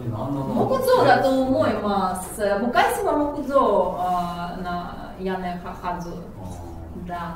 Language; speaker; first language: Japanese; non-native, fluent; Russian